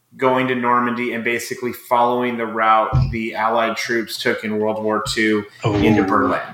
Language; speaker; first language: English; native; English